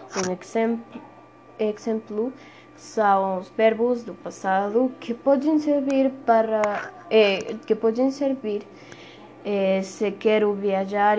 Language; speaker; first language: Portuguese; non-native, learner; Spanish